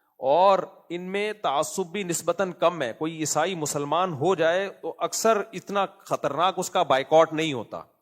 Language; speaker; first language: Urdu; native; Urdu